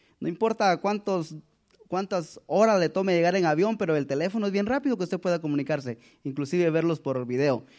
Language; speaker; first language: Spanish; native; Spanish